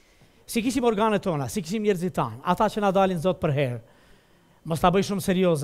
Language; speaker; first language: Albanian; native; Albanian